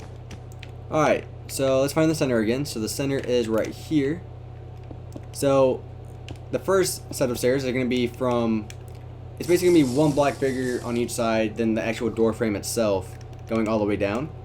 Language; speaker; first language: English; native; English